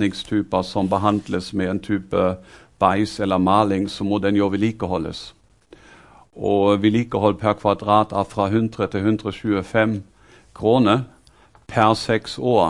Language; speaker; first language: Norwegian; non-native, fluent; German